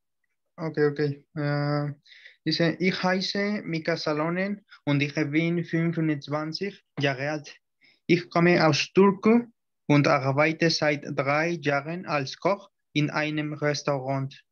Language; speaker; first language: German; non-native, learner; Spanish